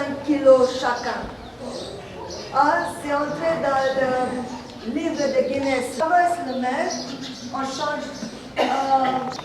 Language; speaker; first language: French; non-native, fluent; Hindi